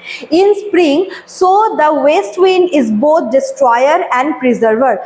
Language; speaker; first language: English; non-native, local second language; Bangla